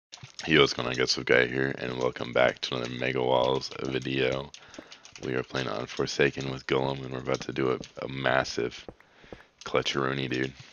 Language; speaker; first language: English; native; English